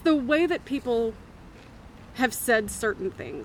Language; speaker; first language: English; native; English